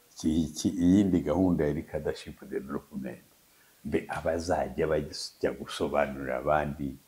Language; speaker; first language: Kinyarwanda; early bilingual, heritage; Kinyarwanda